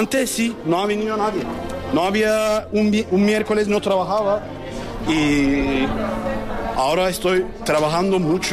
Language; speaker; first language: Spanish; non-native, learner; Turkish